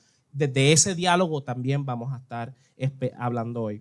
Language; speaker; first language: Spanish; native; Spanish